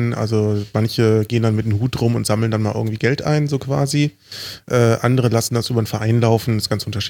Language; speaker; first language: German; native; German